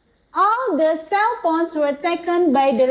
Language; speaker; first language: English; non-native, learner; Indonesian